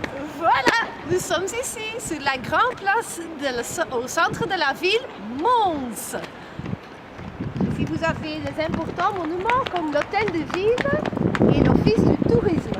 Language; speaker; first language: French; non-native, learner; Dutch